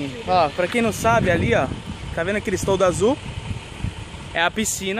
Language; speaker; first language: Portuguese; native; Portuguese